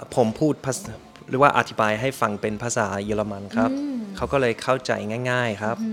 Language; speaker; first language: Thai; non-native, fluent; German